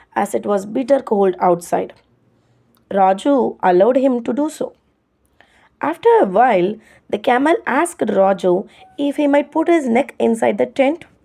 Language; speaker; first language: English; non-native, local second language; Tamil